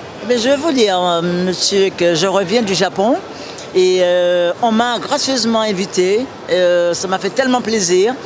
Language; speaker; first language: French; native; French